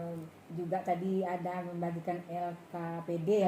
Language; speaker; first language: Indonesian; native; Indonesian